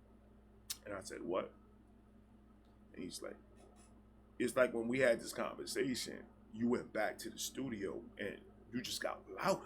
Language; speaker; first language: English; native; English